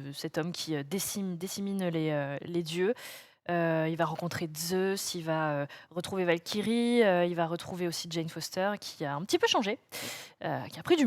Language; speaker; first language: French; native; French